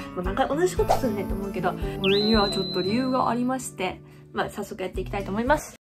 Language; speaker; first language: Japanese; native; Japanese